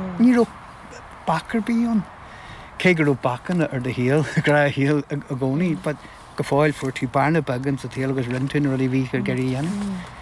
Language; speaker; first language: Irish; non-native, local second language; English